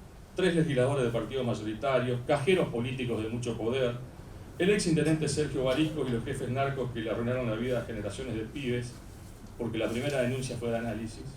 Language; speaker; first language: Spanish; native; Spanish